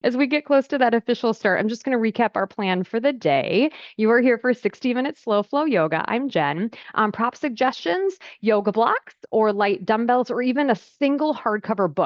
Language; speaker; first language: English; native; English